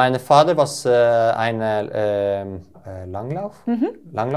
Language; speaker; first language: German; non-native, learner; Norwegian